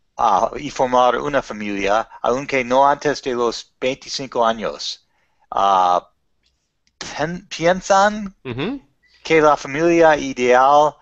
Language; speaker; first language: Spanish; non-native, learner; English